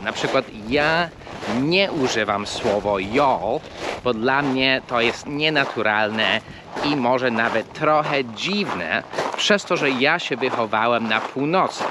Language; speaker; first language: Polish; non-native, fluent; English